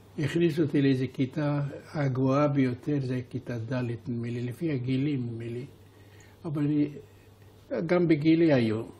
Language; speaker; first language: Hebrew; non-native, fluent; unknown